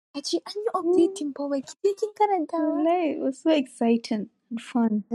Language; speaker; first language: English; non-native, local second language; Hausa